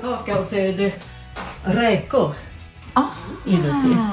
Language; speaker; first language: Swedish; native; Swedish